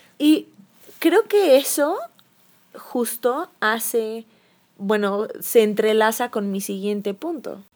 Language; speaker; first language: Spanish; native; Spanish